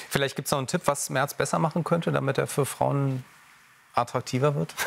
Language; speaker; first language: German; native; German